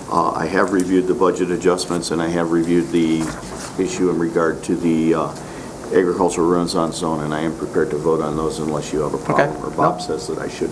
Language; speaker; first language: English; native; English